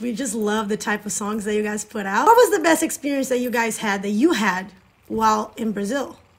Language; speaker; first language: English; non-native, fluent; Portuguese